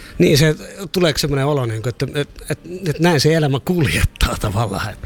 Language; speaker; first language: Finnish; native; Finnish